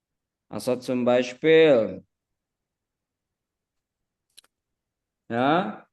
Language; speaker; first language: German; non-native, fluent; Indonesian